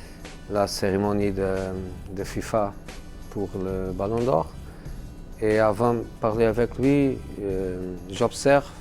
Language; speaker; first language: French; non-native, fluent; Portuguese